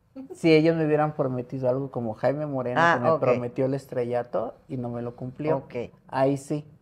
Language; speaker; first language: Spanish; native; Spanish